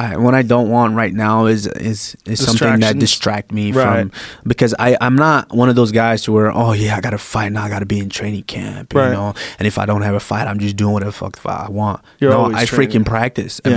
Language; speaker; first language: English; early bilingual, other home language; Yoruba